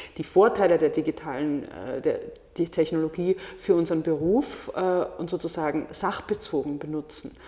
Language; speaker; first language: German; native; German